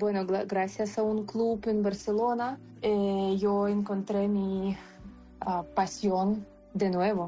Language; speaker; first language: Spanish; non-native, fluent; Ukrainian